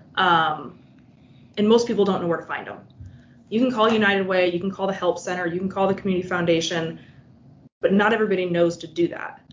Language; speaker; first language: English; native; English